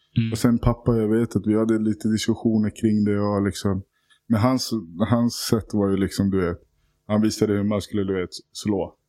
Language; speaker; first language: Swedish; native; Swedish